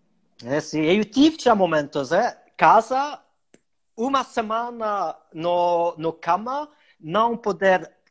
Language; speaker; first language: Portuguese; non-native, learner; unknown